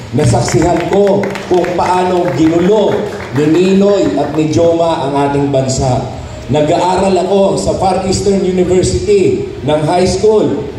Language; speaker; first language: Filipino; non-native, local second language; Hiligaynon